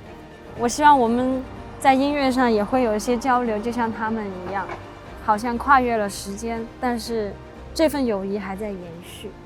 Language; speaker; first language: Chinese; native; Chinese